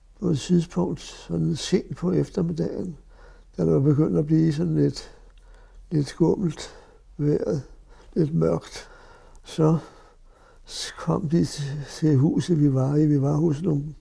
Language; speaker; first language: Danish; native; Danish